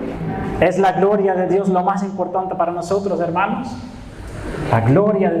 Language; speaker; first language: Spanish; non-native, fluent; Dutch